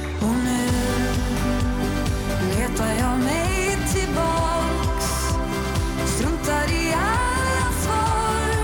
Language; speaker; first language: Swedish; native; Swedish